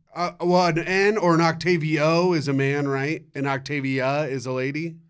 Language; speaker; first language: English; native; English